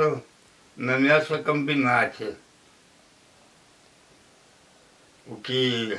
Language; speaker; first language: Russian; non-native, local second language; Ukrainian